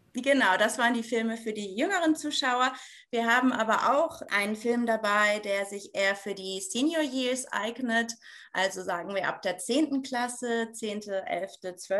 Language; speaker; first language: German; native; German